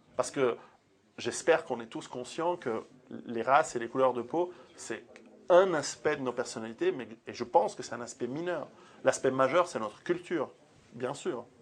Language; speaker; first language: French; early bilingual, other home language; Italian